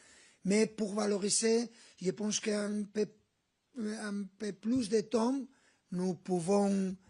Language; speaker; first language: French; non-native, fluent; Spanish